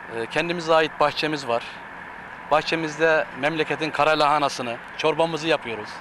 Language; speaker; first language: Turkish; native; Turkish